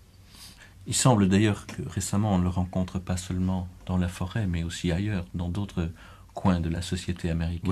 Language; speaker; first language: French; native; French